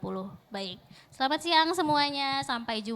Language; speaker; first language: Indonesian; native; Indonesian